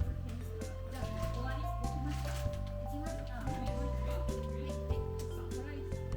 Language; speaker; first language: Japanese; non-native, learner; Korean